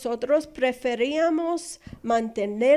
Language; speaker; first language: Spanish; non-native, fluent; English